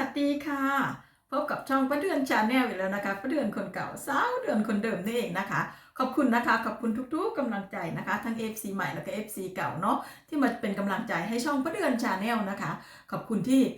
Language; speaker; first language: Thai; non-native, local second language; Lao